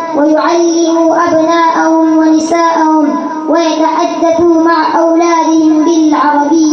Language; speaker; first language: Arabic; non-native, learner; Urdu